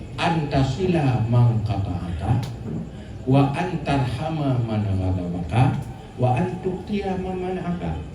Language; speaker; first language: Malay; non-native, local second language; Achinese